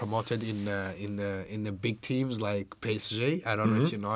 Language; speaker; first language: English; non-native, local second language; Kinyarwanda